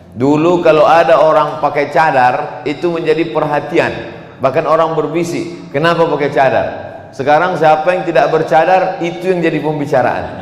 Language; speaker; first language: Indonesian; native; Indonesian